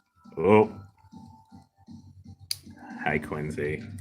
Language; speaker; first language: English; native; English